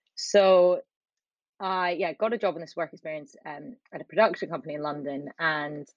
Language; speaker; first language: English; native; English